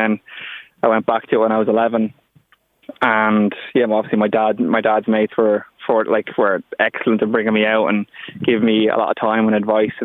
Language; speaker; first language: English; native; English